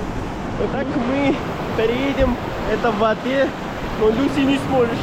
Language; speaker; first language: Russian; non-native, learner; Pashto